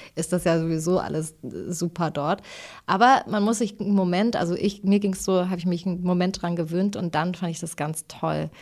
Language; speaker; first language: German; native; German